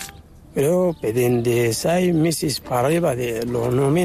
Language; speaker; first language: Spanish; non-native, learner; Arabic